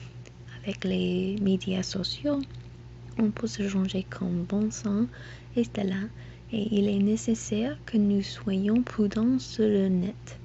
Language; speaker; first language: French; non-native, learner; English